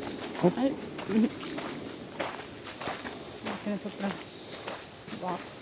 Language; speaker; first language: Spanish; early bilingual, other home language; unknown